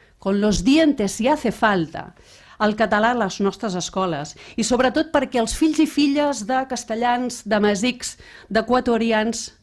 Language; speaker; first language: Catalan; non-native, local second language; Spanish